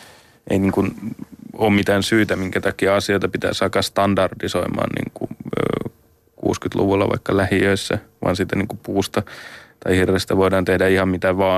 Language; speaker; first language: Finnish; native; Finnish